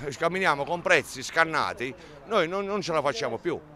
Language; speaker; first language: Italian; native; Italian